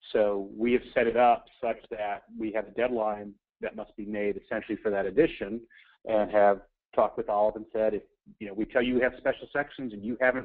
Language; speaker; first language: English; native; English